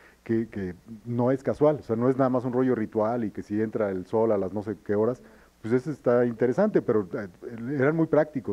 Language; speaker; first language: Spanish; native; Spanish